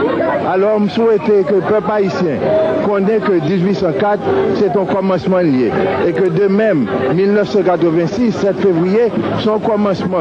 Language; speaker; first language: French; non-native, local second language; Haitian Creole